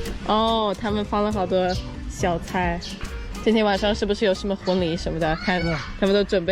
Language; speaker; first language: Chinese; native; Chinese